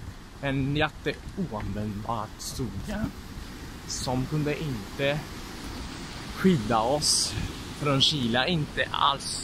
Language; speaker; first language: Swedish; non-native, learner; Italian